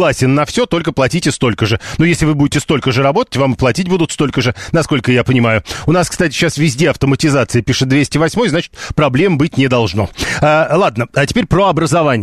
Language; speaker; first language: Russian; native; Russian